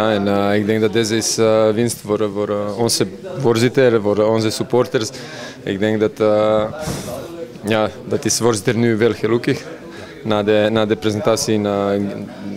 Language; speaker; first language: Dutch; non-native, learner; Serbian